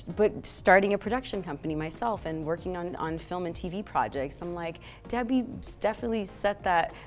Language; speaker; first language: English; native; English